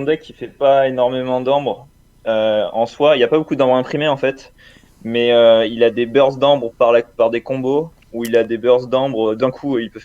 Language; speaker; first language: French; native; French